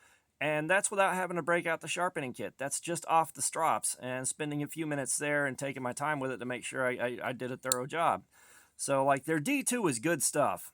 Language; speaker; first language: English; native; English